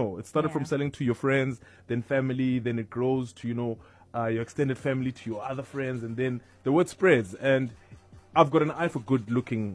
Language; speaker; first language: English; non-native, local second language; Zulu